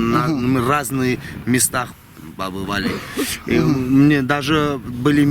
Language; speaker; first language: Russian; non-native, local second language; Armenian